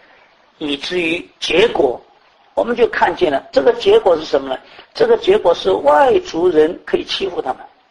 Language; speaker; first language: Chinese; native; Chinese